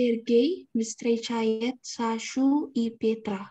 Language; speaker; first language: Russian; non-native, learner; Indonesian